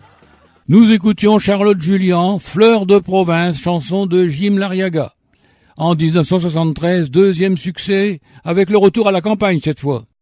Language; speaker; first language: French; native; French